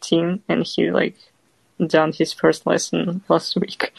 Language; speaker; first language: English; non-native, fluent; Kazakh